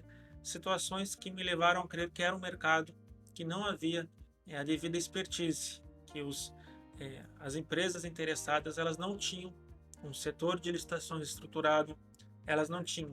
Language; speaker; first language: Portuguese; native; Portuguese